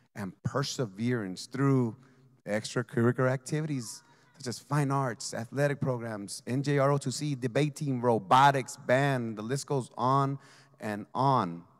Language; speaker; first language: English; native; English